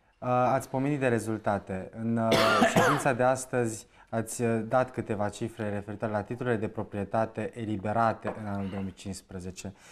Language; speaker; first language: Romanian; native; Romanian